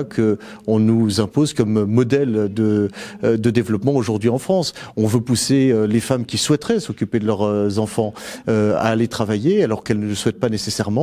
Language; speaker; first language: French; native; French